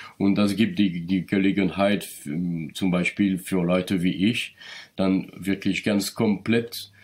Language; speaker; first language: German; non-native, local second language; French